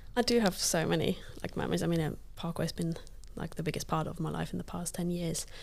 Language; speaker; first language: English; non-native, fluent; Luxembourgish